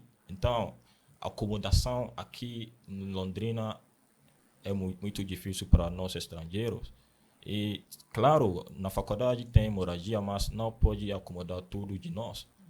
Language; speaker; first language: Portuguese; non-native, learner; Akan